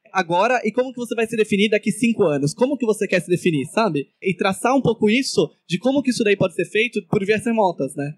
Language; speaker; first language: Portuguese; native; Portuguese